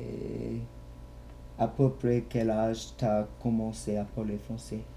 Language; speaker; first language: French; non-native, learner; English